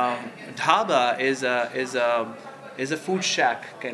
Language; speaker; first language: English; non-native, local second language; Hindi